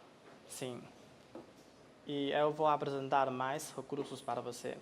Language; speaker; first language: Portuguese; non-native, fluent; Chinese